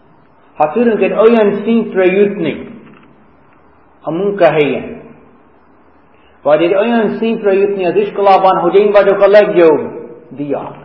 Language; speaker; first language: Hungarian; non-native, fluent; English